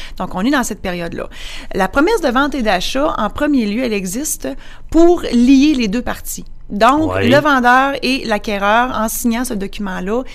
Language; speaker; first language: French; native; French